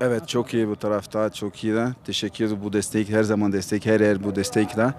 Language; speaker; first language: Turkish; non-native, learner; Portuguese